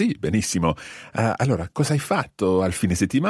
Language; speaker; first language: Italian; non-native, fluent; English